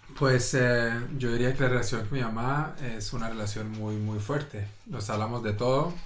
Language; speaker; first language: Spanish; early bilingual, heritage; Norwegian